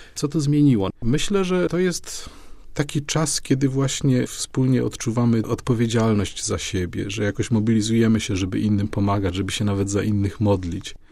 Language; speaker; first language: Polish; native; Polish